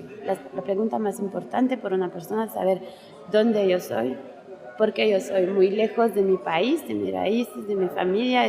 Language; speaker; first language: Spanish; non-native, learner; French